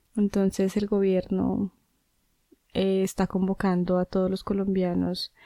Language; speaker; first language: Spanish; native; Spanish